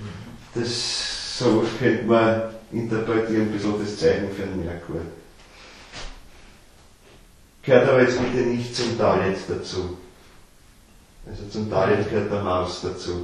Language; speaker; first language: German; native; German